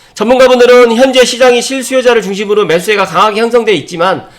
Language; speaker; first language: Korean; native; Korean